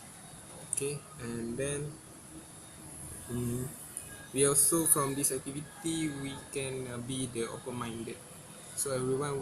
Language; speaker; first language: English; non-native, local second language; Malay